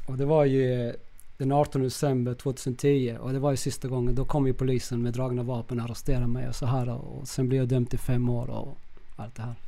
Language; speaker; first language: Swedish; early bilingual, other home language; Spanish